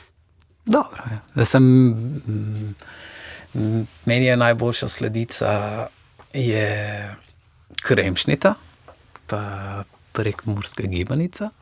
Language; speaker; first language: Slovenian; non-native, fluent; Persian